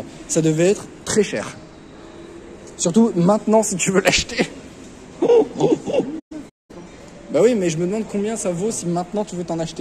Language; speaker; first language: French; native; French